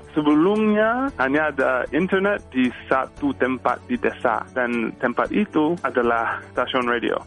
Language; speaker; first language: Indonesian; non-native, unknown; English